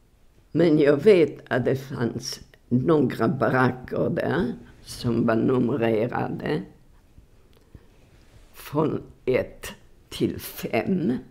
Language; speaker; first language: Swedish; non-native, fluent; Polish